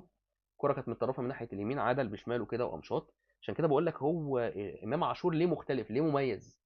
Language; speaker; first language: Arabic; native; Arabic